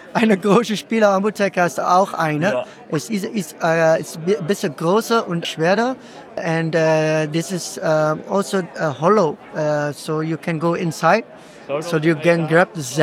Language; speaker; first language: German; non-native, learner; Dutch